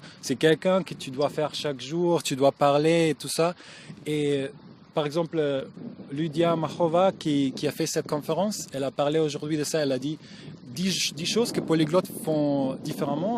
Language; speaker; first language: French; non-native, learner; German